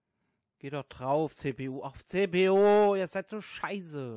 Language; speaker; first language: German; native; German